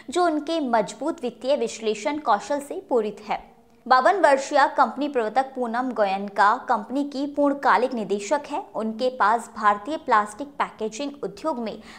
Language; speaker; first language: Hindi; native; Hindi